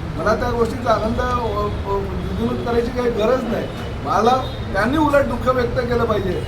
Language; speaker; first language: Marathi; native; Marathi